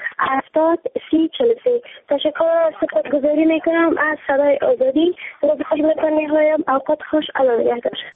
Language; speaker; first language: Persian; native; Persian